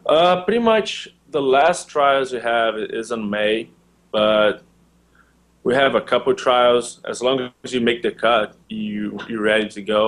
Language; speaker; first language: English; non-native, learner; Portuguese